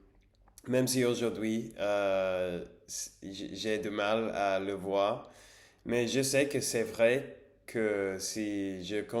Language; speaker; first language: French; non-native, learner; English